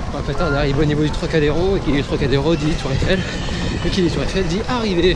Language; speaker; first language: French; native; French